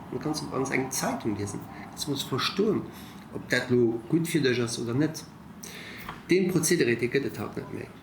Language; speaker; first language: Luxembourgish; early bilingual, other home language; Italian